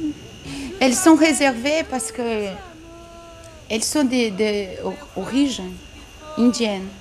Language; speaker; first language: French; non-native, learner; Portuguese